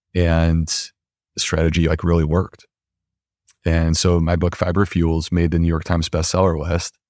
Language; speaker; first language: English; native; English